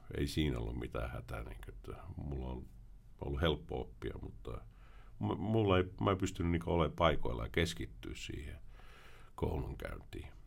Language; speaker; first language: Finnish; early bilingual, heritage; Finnish